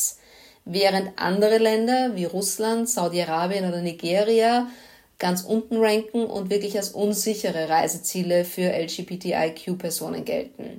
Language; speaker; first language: German; native; German